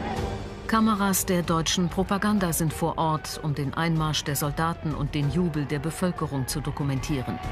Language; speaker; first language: German; native; German